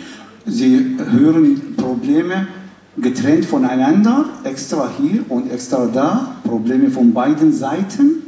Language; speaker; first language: German; non-native, fluent; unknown